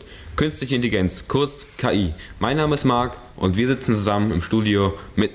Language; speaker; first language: German; native; German